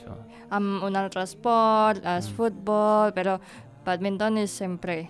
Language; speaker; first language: Catalan; non-native, learner; Indonesian